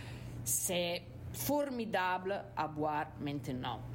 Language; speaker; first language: French; non-native, fluent; Italian